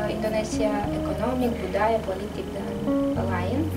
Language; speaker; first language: Indonesian; non-native, fluent; Russian